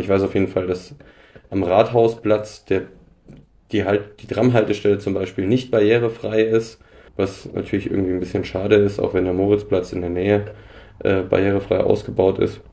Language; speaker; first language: German; native; German